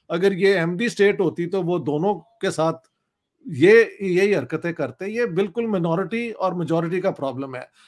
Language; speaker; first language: Urdu; non-native, local second language; Punjabi